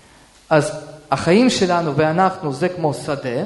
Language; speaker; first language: Hebrew; early bilingual, other home language; Russian